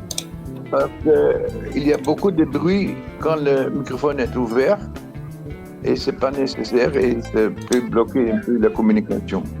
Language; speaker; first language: French; non-native, fluent; Dutch